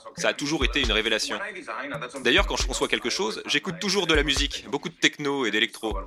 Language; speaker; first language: French; non-native, fluent; Spanish